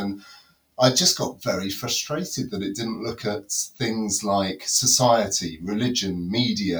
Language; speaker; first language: English; native; English